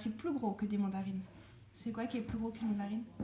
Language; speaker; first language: French; native; French